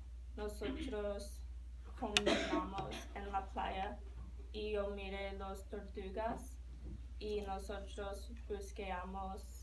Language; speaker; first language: Spanish; non-native, learner; English